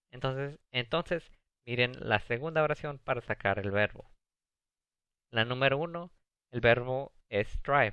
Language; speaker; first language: Spanish; early bilingual, other home language; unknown